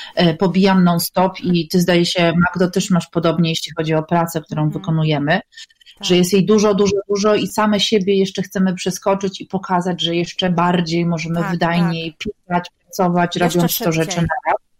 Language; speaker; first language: Polish; native; Polish